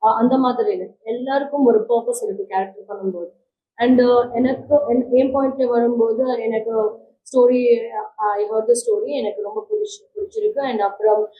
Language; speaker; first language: Tamil; non-native, learner; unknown